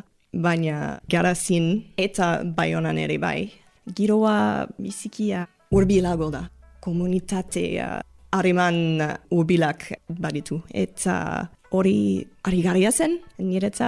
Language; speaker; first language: Basque; non-native, fluent; English